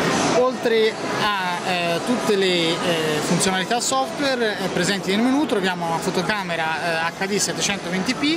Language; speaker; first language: Italian; native; Italian